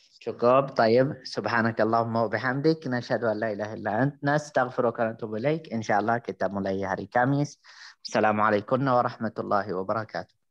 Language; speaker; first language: Arabic; non-native, fluent; Indonesian